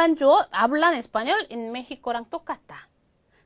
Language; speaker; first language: Spanish; non-native, fluent; Korean